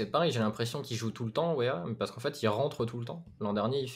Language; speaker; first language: French; native; French